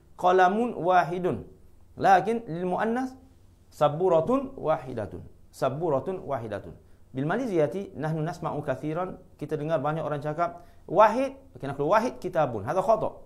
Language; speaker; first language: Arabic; non-native, fluent; Malay